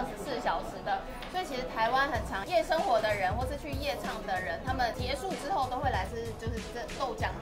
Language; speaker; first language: Chinese; native; Chinese